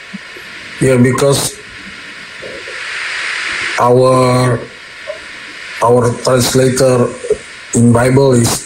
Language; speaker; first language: English; non-native, learner; Indonesian